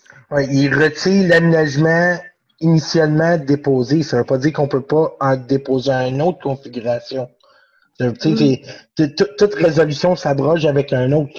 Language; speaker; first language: French; native; French